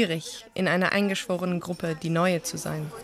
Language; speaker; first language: German; native; German